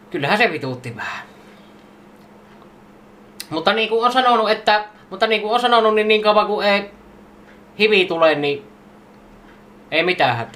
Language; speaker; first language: Finnish; native; Finnish